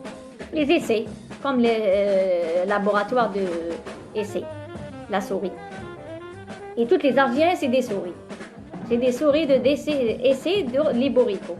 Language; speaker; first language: French; non-native, local second language; Arabic